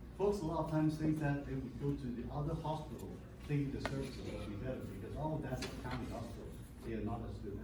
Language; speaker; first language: English; non-native, local second language; Cantonese